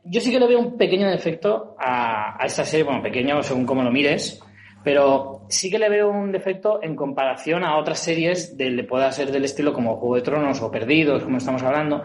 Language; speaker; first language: Spanish; native; Spanish